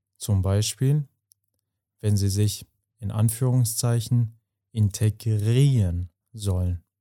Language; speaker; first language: German; non-native, fluent; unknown